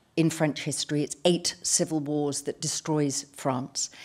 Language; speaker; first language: English; native; English